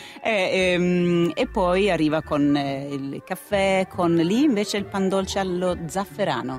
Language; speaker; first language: Italian; non-native, fluent; Swedish